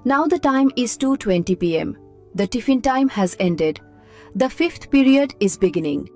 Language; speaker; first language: English; non-native, local second language; Bangla